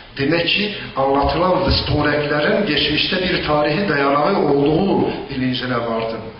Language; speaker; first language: Turkish; non-native, local second language; Zaza